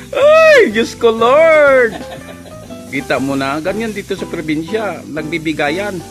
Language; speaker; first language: Filipino; non-native, local second language; Cebuano